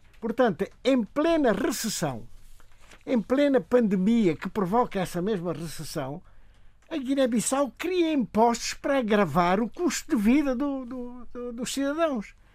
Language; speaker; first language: Portuguese; non-native, local second language; Upper Guinea Crioulo